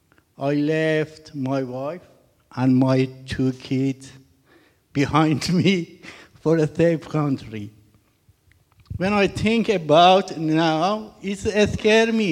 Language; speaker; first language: English; non-native, learner; Persian